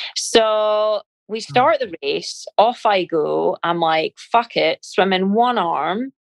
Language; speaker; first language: English; native; English